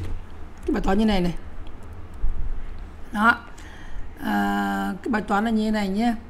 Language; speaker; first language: Vietnamese; native; Vietnamese